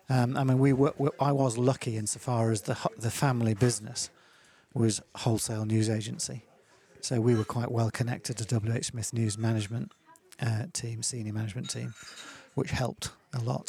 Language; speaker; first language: English; native; English